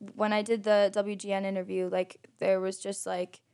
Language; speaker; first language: English; native; English